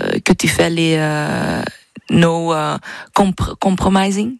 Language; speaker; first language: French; non-native, learner; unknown